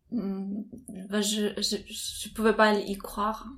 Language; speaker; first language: French; non-native, fluent; Ukrainian